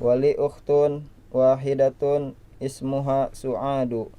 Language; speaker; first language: Arabic; non-native, learner; Indonesian